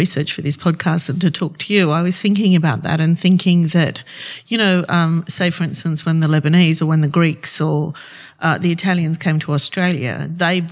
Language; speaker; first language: English; non-native, local second language; Arabic